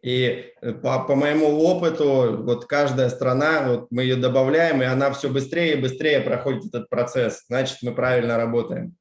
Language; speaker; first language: Russian; native; Russian